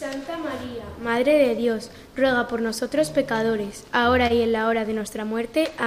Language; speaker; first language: Spanish; native; Spanish